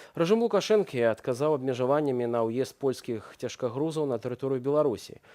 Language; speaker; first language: Belarusian; native; Belarusian